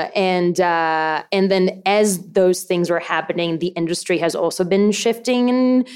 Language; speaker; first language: English; early bilingual, other home language; Spanish